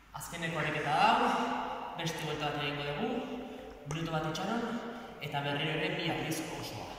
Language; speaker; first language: Basque; native; Basque